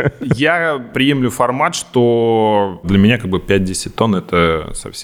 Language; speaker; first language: Russian; native; Russian